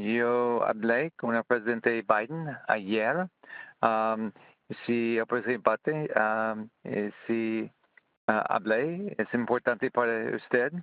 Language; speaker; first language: Spanish; non-native, learner; English